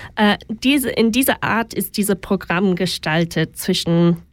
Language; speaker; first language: German; non-native, fluent; English